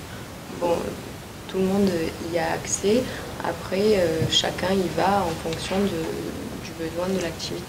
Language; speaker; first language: French; native; French